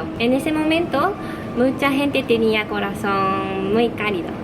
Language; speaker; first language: Spanish; non-native, fluent; Japanese